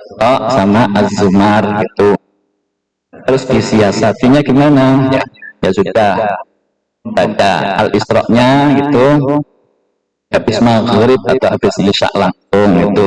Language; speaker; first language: Indonesian; non-native, local second language; Javanese